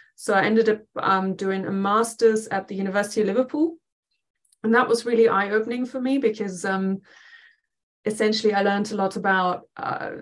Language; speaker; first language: English; non-native, fluent; German